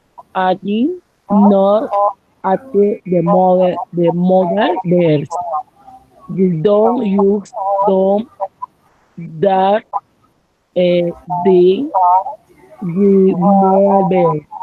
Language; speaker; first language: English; non-native, learner; Spanish